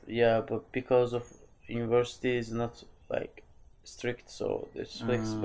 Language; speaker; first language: English; non-native, fluent; Azerbaijani